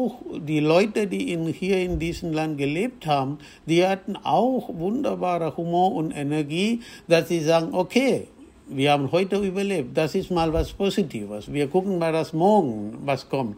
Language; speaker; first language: German; non-native, fluent; Tamil